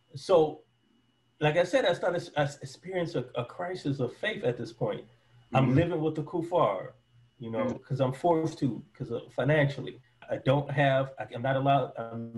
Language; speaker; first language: English; native; English